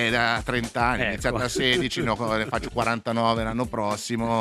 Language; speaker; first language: Italian; native; Italian